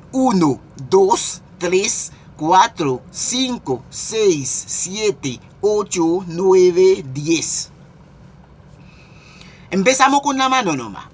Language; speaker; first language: Spanish; non-native, local second language; Haitian Creole